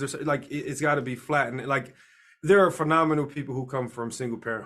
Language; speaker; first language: English; native; English